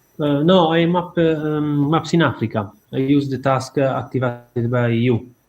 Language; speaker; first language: English; non-native, learner; Italian